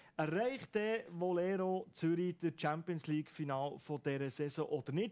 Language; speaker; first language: German; native; German